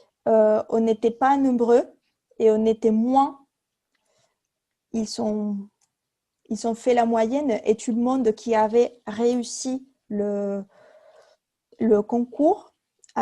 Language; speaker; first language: French; non-native, fluent; Spanish